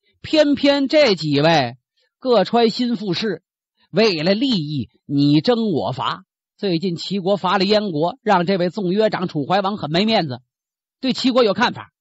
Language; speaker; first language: Chinese; native; Chinese